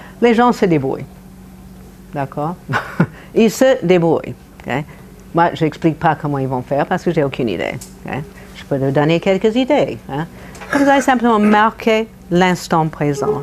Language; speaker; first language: French; non-native, fluent; English